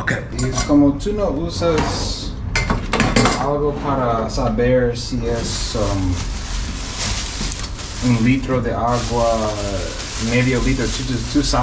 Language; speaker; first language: Spanish; non-native, learner; English